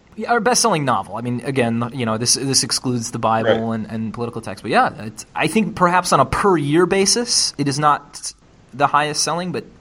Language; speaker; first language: English; native; English